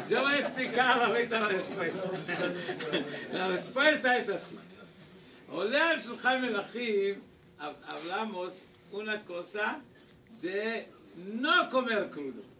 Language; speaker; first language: Spanish; non-native, learner; Hebrew